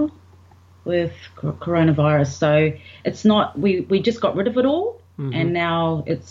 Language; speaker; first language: English; native; English